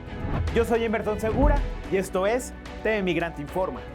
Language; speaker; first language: Spanish; native; Spanish